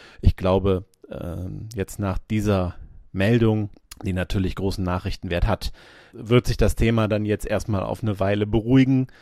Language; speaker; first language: German; native; German